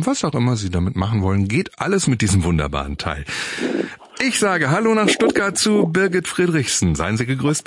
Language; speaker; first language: German; native; German